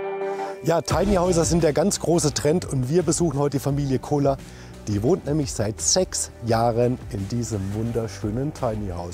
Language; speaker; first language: German; native; German